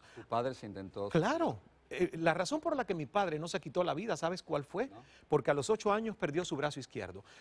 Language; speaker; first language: Spanish; native; Spanish